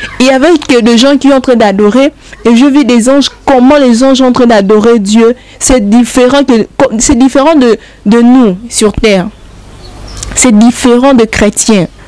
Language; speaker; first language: French; non-native, local second language; Lingala